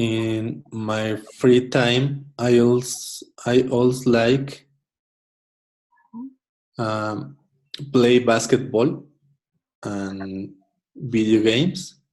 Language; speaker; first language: English; non-native, learner; Spanish